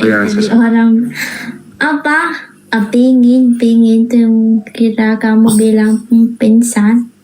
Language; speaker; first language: Indonesian; non-native, learner; Vietnamese